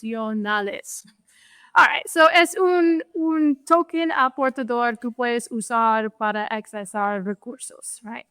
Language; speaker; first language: Spanish; non-native, fluent; English